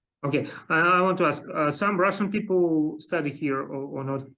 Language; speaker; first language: English; non-native, learner; Russian